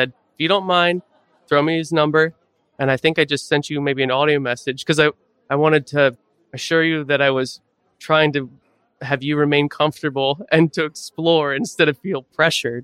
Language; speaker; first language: English; native; English